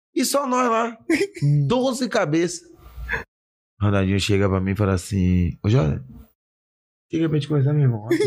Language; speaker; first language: Portuguese; native; Portuguese